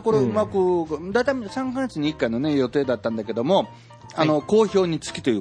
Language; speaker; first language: Japanese; native; Japanese